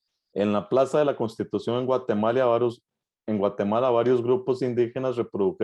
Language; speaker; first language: Spanish; native; Spanish